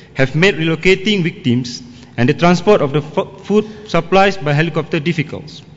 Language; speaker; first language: English; non-native, local second language; Malay